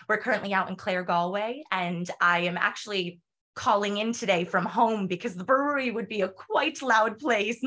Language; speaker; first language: English; native; English